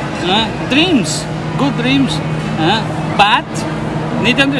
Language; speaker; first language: English; non-native, learner; Portuguese